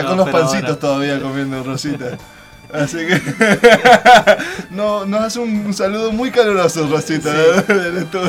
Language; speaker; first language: Spanish; native; Spanish